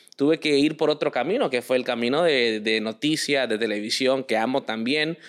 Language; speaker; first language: Spanish; early bilingual, heritage; Spanish